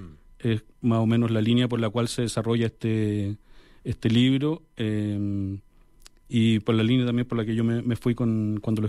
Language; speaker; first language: Spanish; native; Spanish